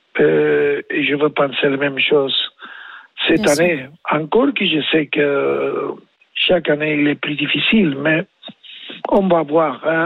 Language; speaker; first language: French; non-native, learner; Spanish